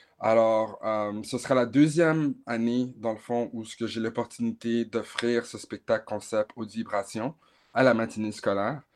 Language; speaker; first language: French; native; French